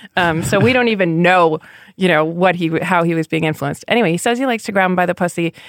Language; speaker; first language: English; native; English